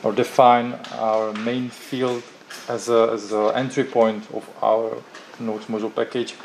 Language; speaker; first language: English; non-native, fluent; Czech